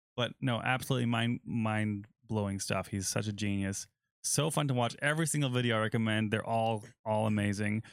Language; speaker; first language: English; non-native, fluent; German